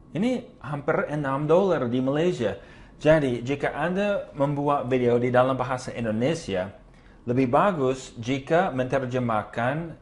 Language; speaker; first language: Indonesian; non-native, fluent; English